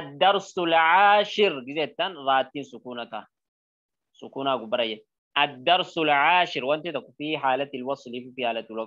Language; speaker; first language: Arabic; non-native, learner; Oromo